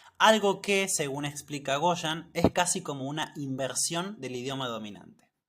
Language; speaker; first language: Spanish; native; Spanish